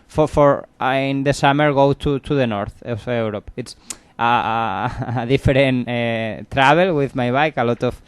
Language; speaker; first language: English; non-native, learner; Spanish